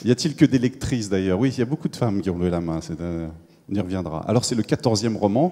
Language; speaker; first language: French; native; French